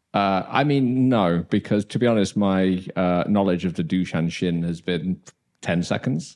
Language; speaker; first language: English; native; English